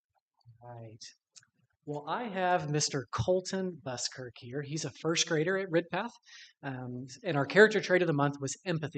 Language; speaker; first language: English; native; English